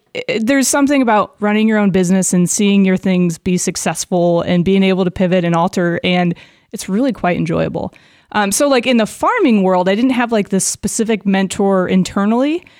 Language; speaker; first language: English; native; English